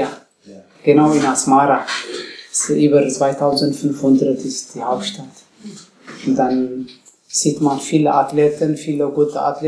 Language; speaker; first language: German; non-native, learner; Tigrinya